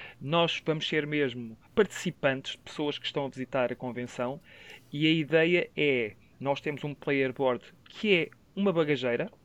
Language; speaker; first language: Portuguese; native; Portuguese